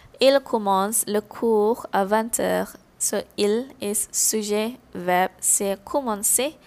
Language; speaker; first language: French; non-native, fluent; Malay